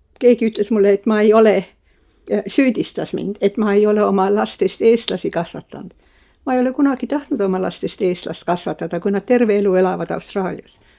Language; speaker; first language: Estonian; early bilingual, heritage; Estonian